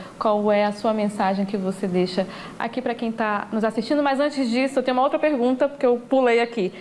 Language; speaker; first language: Portuguese; native; Portuguese